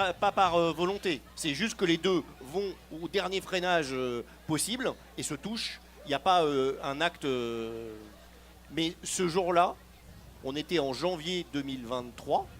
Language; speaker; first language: French; native; French